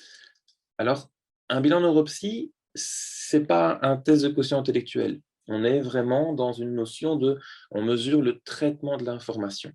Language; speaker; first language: French; native; French